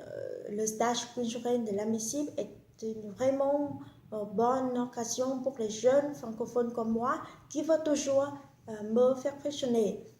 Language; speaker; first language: French; non-native, fluent; Vietnamese